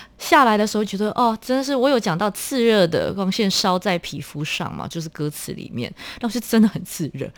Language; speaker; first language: Chinese; native; Chinese